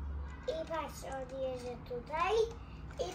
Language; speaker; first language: Polish; early bilingual, heritage; Polish